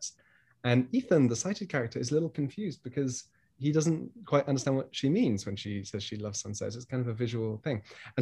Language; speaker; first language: English; native; English